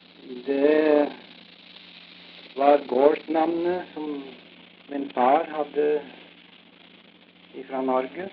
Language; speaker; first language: Norwegian; early bilingual, heritage; Norwegian